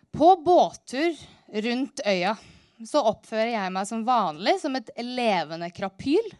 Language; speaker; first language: Norwegian; native; Norwegian